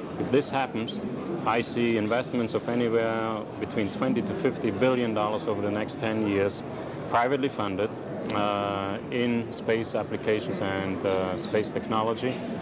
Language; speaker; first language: English; non-native, fluent; German